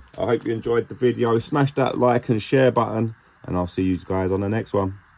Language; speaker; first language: English; native; English